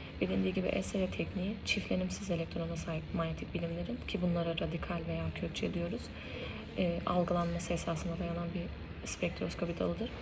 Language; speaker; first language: Turkish; native; Turkish